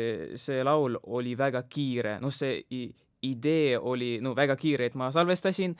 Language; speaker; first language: Estonian; non-native, local second language; Russian